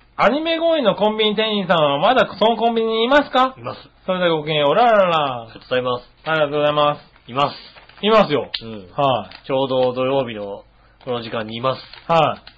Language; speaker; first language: Japanese; native; Japanese